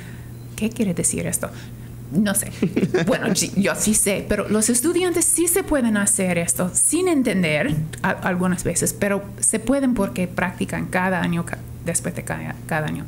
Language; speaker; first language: Spanish; non-native, fluent; English